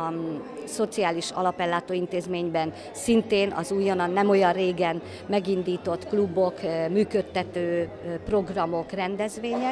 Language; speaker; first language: Hungarian; native; Hungarian